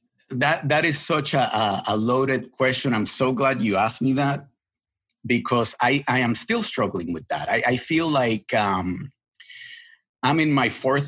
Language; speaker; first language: English; non-native, fluent; Spanish